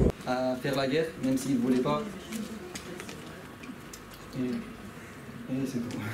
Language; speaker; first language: French; non-native, fluent; Chechen